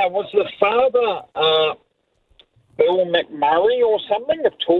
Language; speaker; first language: English; native; English